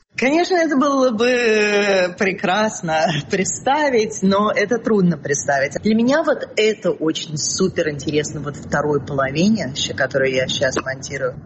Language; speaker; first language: Russian; early bilingual, heritage; Russian